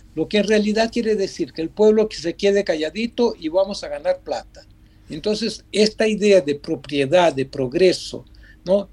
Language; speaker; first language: Spanish; non-native, fluent; Portuguese